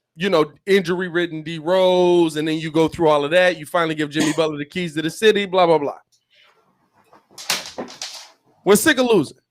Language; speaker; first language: English; native; English